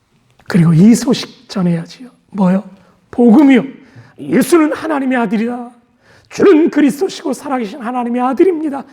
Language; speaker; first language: Korean; native; Korean